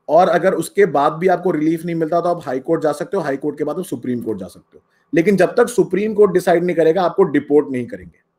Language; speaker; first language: Hindi; native; Hindi